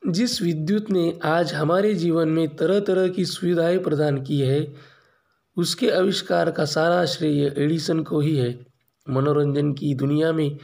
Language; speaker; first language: Hindi; non-native, local second language; Marathi